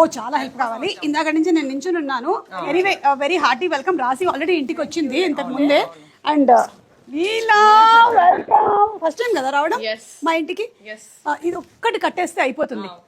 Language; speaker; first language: Telugu; native; Telugu